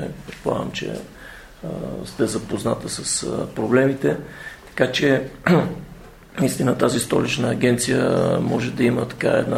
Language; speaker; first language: Bulgarian; native; Bulgarian